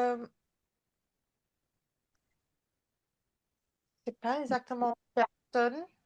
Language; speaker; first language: French; non-native, fluent; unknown